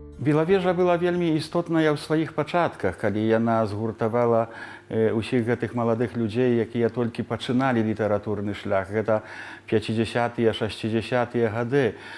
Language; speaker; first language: Belarusian; native; Belarusian